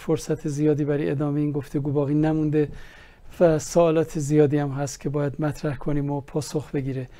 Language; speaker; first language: Persian; native; Persian